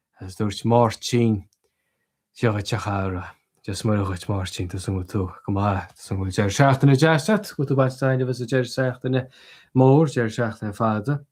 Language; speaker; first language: Irish; native; Irish